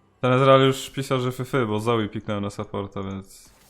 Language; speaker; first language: Polish; native; Polish